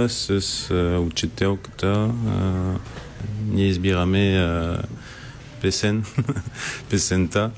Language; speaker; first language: Bulgarian; non-native, learner; French